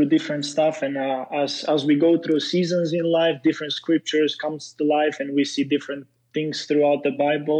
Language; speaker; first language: English; non-native, fluent; Serbian